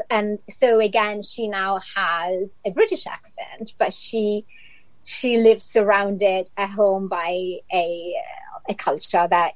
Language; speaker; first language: English; non-native, fluent; Italian